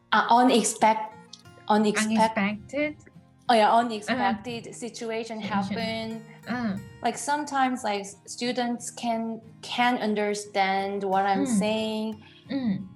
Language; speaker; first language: English; non-native, fluent; Korean